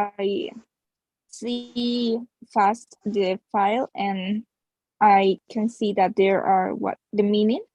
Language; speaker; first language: English; non-native, learner; Spanish